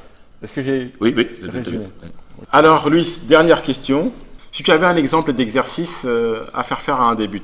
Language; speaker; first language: French; native; French